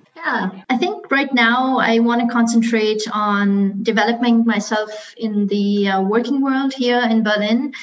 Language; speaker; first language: English; non-native, local second language; Urdu